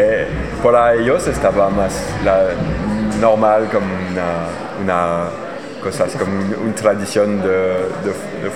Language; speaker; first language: Spanish; non-native, learner; French